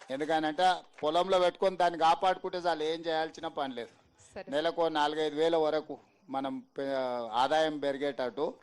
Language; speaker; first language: Telugu; native; Telugu